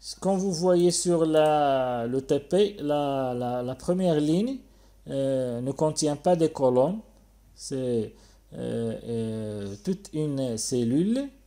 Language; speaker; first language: French; non-native, local second language; Arabic